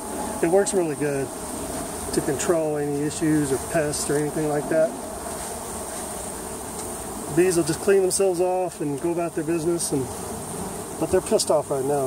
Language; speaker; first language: English; native; English